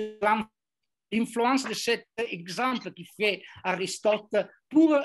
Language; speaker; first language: French; non-native, fluent; Italian